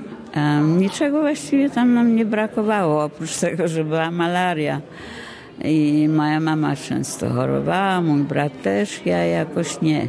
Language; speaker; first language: Polish; early bilingual, heritage; Polish